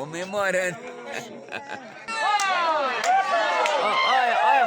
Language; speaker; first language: Portuguese; native; Portuguese